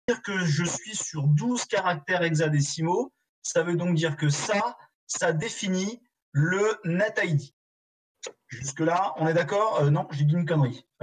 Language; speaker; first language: French; native; French